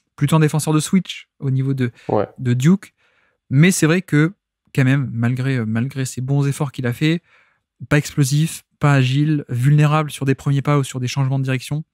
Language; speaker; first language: French; native; French